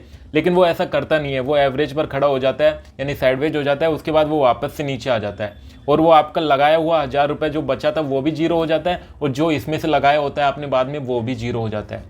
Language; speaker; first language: Hindi; native; Hindi